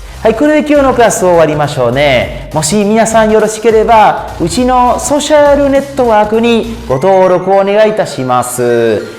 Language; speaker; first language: Japanese; non-native, fluent; Spanish